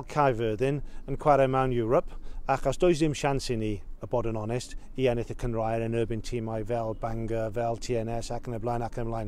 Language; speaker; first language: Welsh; non-native, local second language; English